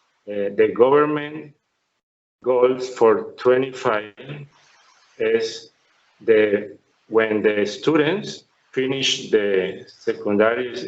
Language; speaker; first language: English; non-native, learner; Spanish